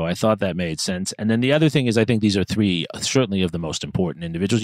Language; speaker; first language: English; native; English